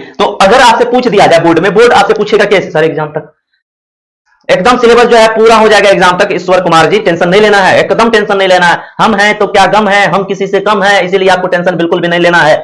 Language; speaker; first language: Hindi; native; Hindi